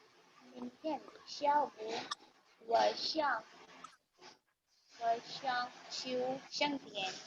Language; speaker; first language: Chinese; non-native, learner; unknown